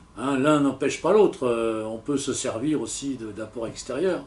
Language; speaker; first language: French; native; French